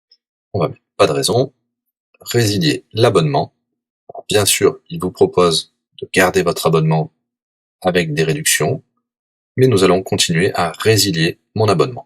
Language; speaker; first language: French; native; French